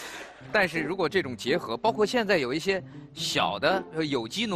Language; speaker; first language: Chinese; native; Chinese